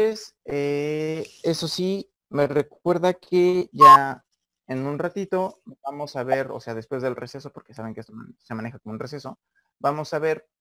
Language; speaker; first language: Spanish; native; Spanish